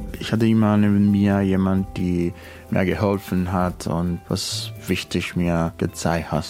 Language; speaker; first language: German; non-native, fluent; Spanish